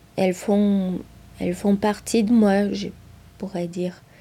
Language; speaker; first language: French; non-native, fluent; Portuguese